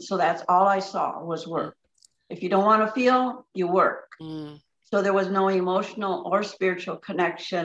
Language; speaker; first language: English; native; English